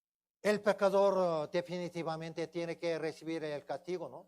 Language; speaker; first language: Spanish; non-native, fluent; Korean